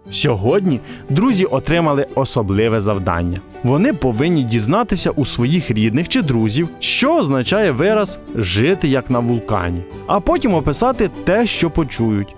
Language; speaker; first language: Ukrainian; native; Ukrainian